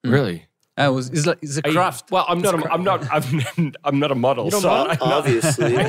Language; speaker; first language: English; non-native, fluent; Spanish